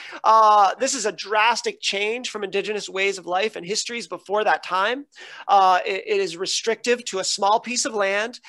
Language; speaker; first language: English; native; English